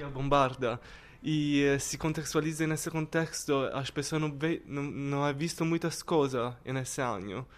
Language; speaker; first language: Portuguese; non-native, learner; Italian